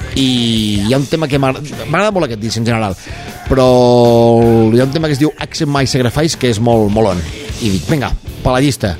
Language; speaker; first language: Catalan; non-native, local second language; Spanish